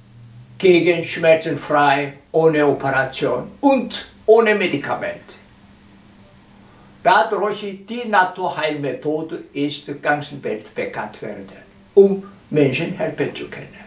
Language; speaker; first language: German; non-native, learner; Korean